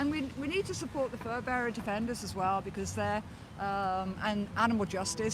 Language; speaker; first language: English; native; English